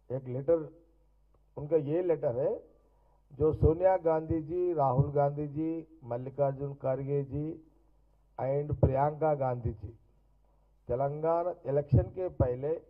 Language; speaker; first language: Hindi; non-native, local second language; Telugu